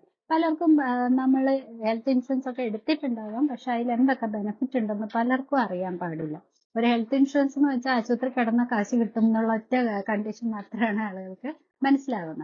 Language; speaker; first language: Malayalam; native; Malayalam